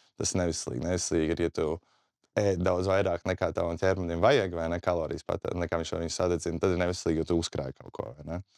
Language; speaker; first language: Latvian; native; Latvian